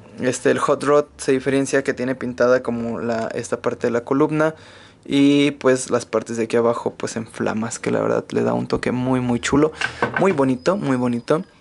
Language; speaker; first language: Spanish; native; Spanish